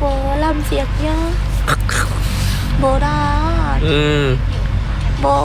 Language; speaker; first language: Vietnamese; non-native, learner; Indonesian